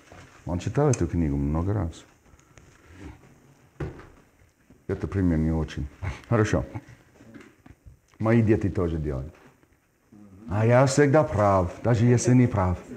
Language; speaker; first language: Russian; non-native, fluent; English